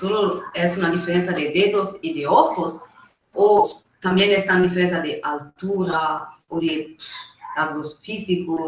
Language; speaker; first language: Spanish; non-native, fluent; Italian